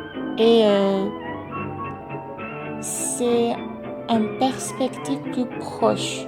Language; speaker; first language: French; non-native, fluent; English